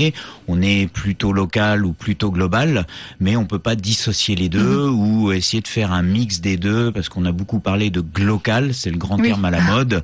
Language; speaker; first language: French; native; French